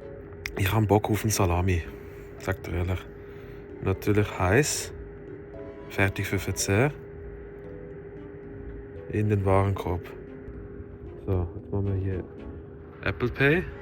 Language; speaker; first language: German; native; German